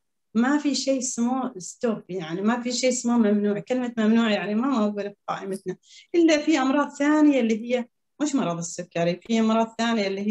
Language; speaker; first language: Arabic; native; Arabic